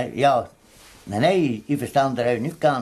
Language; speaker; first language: German; non-native, learner; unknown